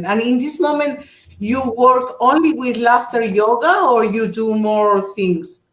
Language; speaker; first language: English; non-native, fluent; Portuguese